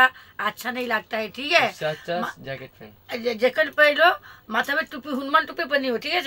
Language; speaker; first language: Hindi; non-native, local second language; Bangla